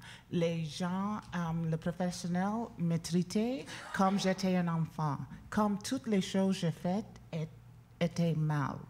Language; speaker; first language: French; non-native, learner; English